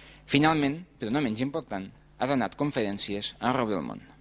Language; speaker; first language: Catalan; native; Catalan